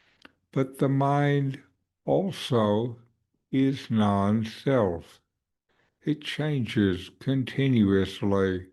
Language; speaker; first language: English; native; English